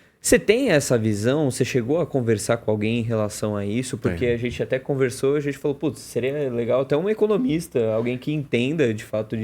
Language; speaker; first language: Portuguese; native; Portuguese